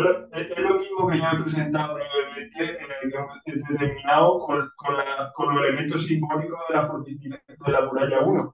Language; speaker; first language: Spanish; native; Spanish